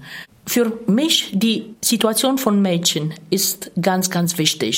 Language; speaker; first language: German; non-native, fluent; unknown